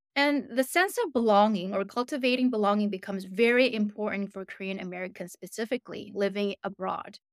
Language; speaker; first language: English; early bilingual, other home language; Korean